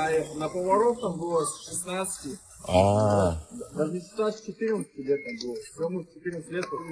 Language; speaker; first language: Russian; native; Russian